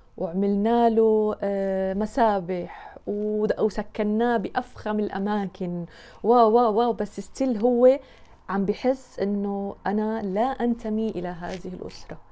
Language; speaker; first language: Arabic; native; Arabic